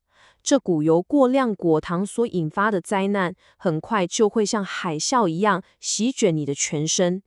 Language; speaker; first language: Chinese; native; Chinese